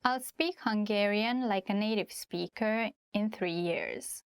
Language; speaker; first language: English; non-native, fluent; Hungarian